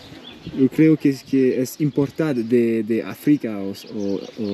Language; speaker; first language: Spanish; non-native, learner; French